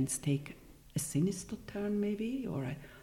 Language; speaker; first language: English; non-native, fluent; Swiss German